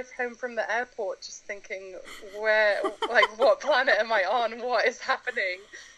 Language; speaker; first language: English; native; English